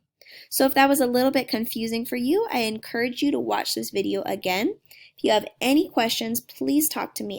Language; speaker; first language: English; native; English